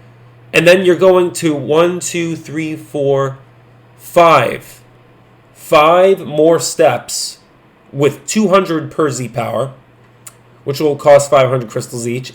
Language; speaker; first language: English; native; English